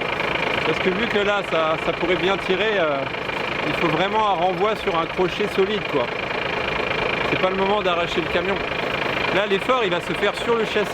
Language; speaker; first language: French; native; French